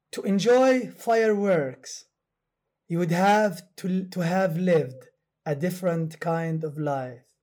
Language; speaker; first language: English; non-native, fluent; Arabic